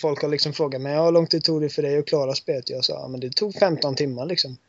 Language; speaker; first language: Swedish; native; Swedish